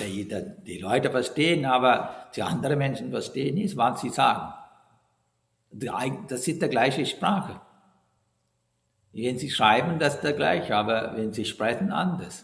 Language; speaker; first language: German; non-native, fluent; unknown